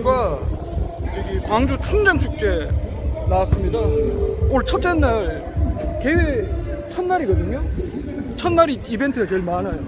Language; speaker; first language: Korean; native; Korean